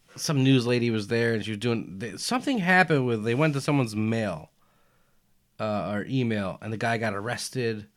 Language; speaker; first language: English; early bilingual, other home language; Albanian